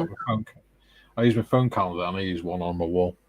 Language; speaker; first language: English; native; English